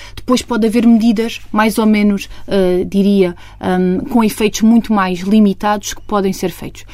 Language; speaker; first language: Portuguese; native; Portuguese